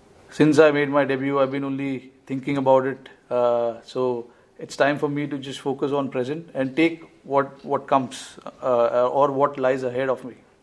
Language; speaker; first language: English; non-native, local second language; Marathi